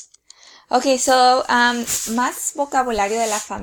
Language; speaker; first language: Spanish; early bilingual, heritage; Spanish